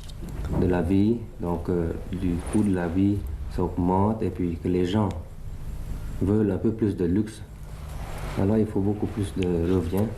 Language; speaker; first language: French; early bilingual, other home language; Thai